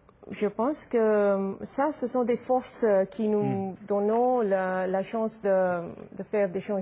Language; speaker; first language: French; non-native, fluent; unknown